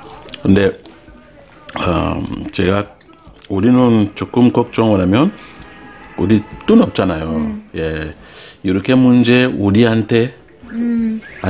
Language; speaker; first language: Korean; non-native, learner; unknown